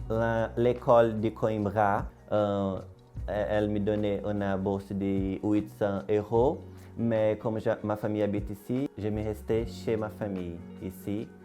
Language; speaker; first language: French; non-native, learner; Portuguese